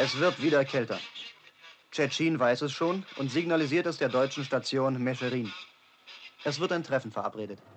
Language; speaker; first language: German; native; German